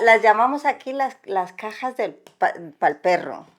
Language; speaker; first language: Spanish; native; Spanish